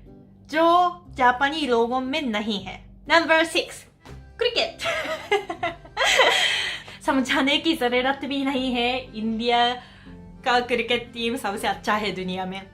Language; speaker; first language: Hindi; non-native, fluent; Japanese